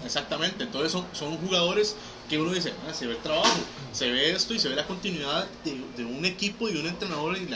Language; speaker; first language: Spanish; native; Spanish